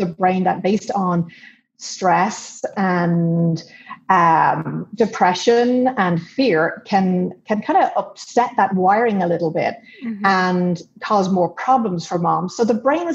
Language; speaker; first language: English; native; English